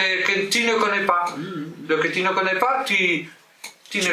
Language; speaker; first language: French; non-native, learner; Spanish